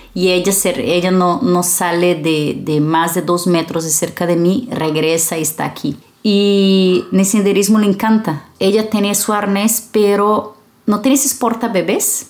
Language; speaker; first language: Spanish; early bilingual, other home language; Portuguese